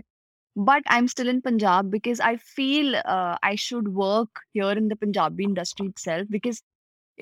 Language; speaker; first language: English; non-native, local second language; Punjabi